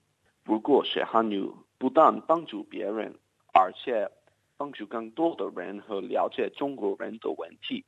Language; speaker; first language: Chinese; non-native, learner; English